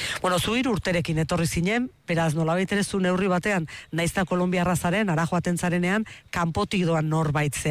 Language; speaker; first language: Basque; native; Basque